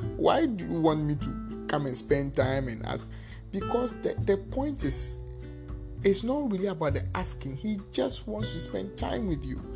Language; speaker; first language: English; non-native, local second language; Akan